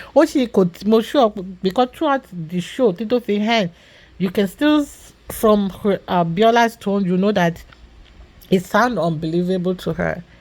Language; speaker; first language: English; non-native, local second language; Yoruba